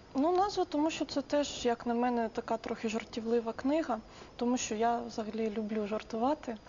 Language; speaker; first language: Ukrainian; native; Ukrainian